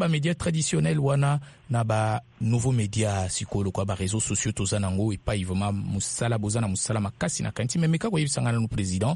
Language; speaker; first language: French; non-native, local second language; Lingala